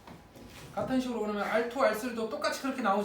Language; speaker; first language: Korean; native; Korean